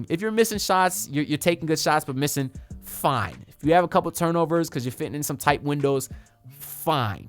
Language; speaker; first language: English; native; English